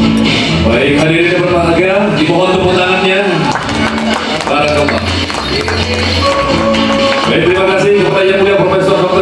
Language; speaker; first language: Indonesian; native; Indonesian